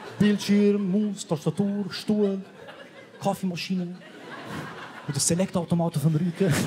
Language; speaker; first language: German; early bilingual, other home language; Croatian